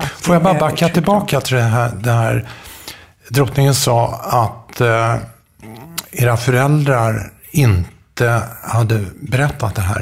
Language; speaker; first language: Swedish; native; Swedish